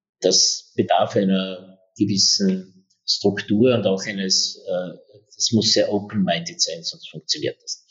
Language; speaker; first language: German; native; German